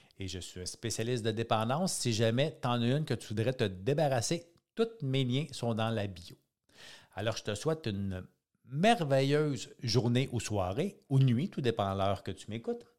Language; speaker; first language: French; native; French